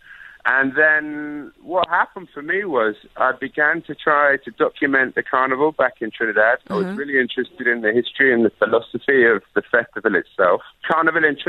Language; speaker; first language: English; native; English